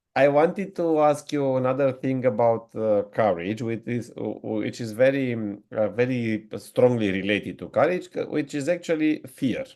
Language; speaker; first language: English; non-native, fluent; Romanian